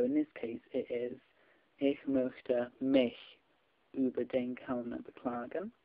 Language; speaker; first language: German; non-native, learner; English